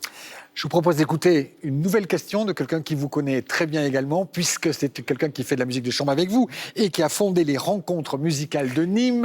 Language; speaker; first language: French; native; French